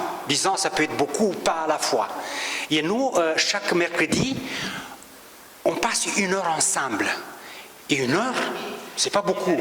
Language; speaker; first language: French; non-native, local second language; Romanian